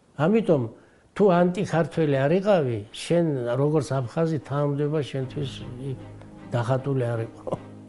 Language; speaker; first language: Georgian; non-native, local second language; Abkhazian